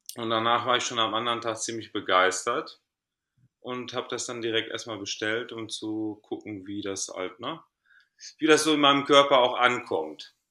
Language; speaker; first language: German; early bilingual, other home language; Greek